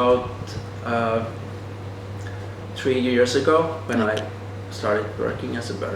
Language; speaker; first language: English; non-native, fluent; Finnish